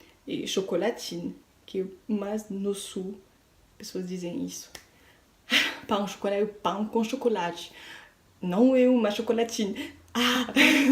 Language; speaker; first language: Portuguese; non-native, learner; French